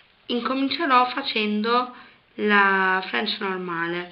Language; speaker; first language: Italian; native; Italian